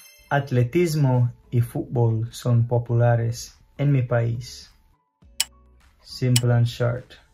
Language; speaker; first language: Spanish; non-native, fluent; English